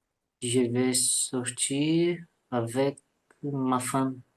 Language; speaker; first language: French; non-native, learner; Portuguese